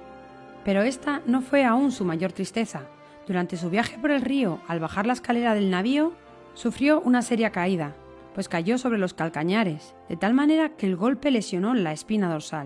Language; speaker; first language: Spanish; native; Spanish